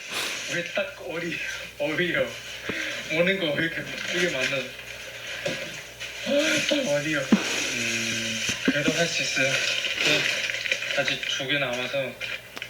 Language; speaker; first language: Korean; non-native, fluent; Chinese